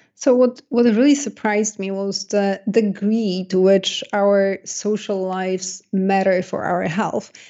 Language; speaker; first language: English; non-native, fluent; Polish